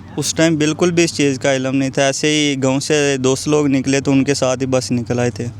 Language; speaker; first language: Urdu; non-native, local second language; Punjabi